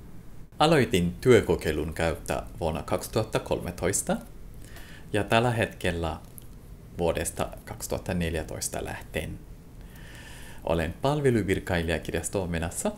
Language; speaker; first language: Finnish; non-native, fluent; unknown